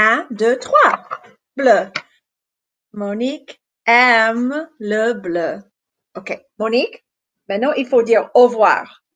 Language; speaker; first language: French; non-native, fluent; English